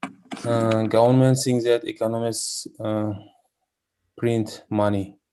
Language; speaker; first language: English; non-native, learner; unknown